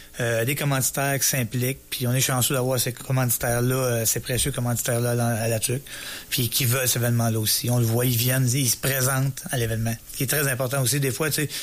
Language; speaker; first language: French; native; French